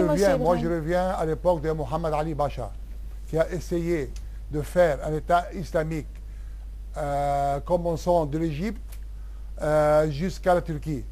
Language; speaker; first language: French; non-native, local second language; Arabic